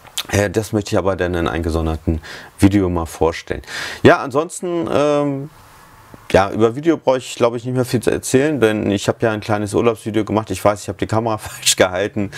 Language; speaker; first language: German; native; German